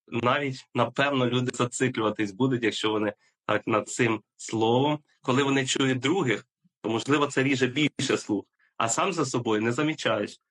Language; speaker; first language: Ukrainian; native; Ukrainian